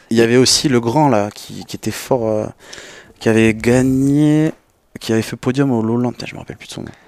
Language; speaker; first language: French; native; French